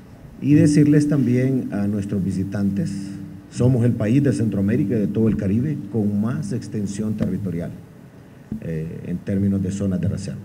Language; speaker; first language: Spanish; native; Spanish